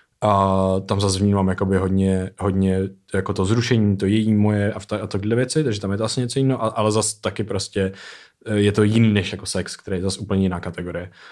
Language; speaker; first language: Czech; native; Czech